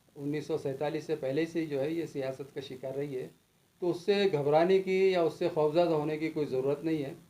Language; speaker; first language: Urdu; native; Urdu